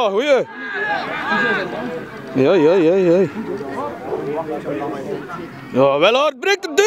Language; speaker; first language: Dutch; native; Dutch